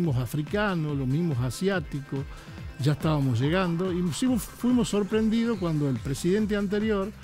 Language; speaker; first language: Spanish; native; Spanish